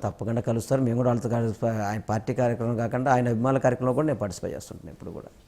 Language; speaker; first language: Telugu; native; Telugu